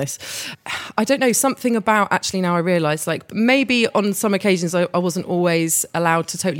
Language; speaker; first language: English; native; English